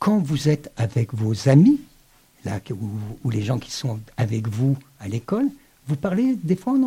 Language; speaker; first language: French; native; French